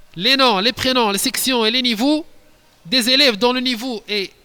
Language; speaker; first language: French; non-native, local second language; Arabic